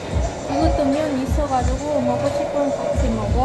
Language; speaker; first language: Korean; non-native, fluent; Filipino